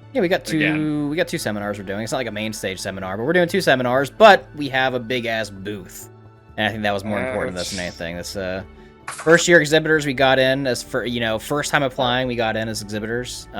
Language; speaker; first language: English; native; English